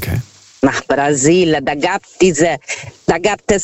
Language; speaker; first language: German; non-native, fluent; Portuguese